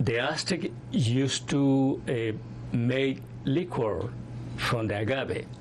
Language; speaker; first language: English; non-native, fluent; Spanish